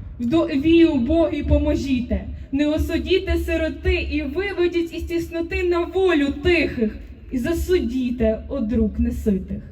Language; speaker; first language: Ukrainian; native; Ukrainian